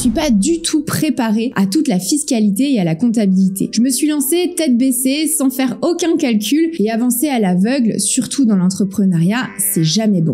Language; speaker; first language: French; native; French